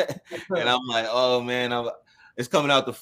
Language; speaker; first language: English; native; English